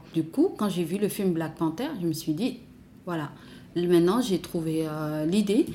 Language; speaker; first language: French; non-native, local second language; Wolof